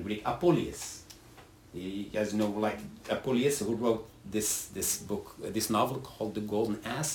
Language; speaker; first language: English; non-native, fluent; Arabic